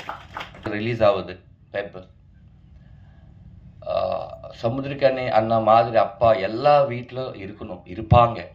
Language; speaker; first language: Tamil; non-native, learner; Telugu